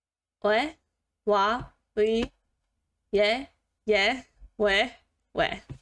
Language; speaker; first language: Korean; non-native, learner; English